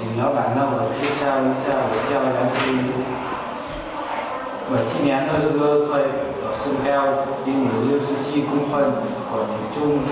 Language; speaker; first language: Chinese; non-native, learner; Vietnamese